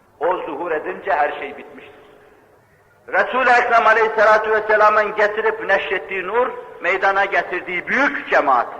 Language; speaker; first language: Turkish; native; Turkish